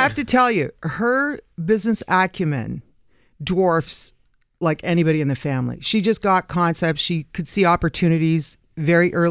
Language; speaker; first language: English; native; English